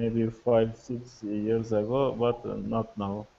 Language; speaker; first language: English; non-native, learner; Turkish